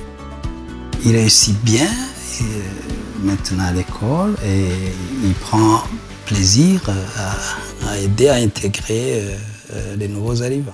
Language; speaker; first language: French; non-native, local second language; Rundi